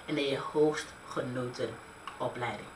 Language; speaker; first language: Dutch; early bilingual, other home language; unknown